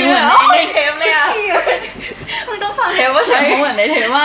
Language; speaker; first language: Korean; non-native, learner; Thai